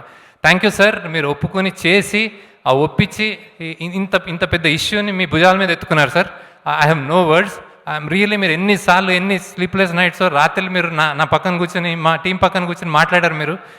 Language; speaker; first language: Telugu; native; Telugu